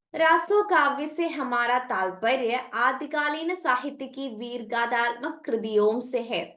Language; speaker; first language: Hindi; non-native, local second language; Malayalam